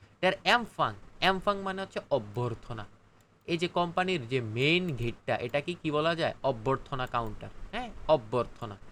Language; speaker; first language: Bangla; native; Bangla